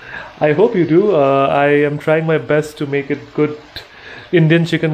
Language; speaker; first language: English; non-native, local second language; Hindi